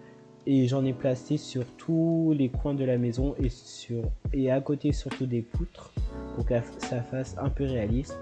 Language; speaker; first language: French; native; French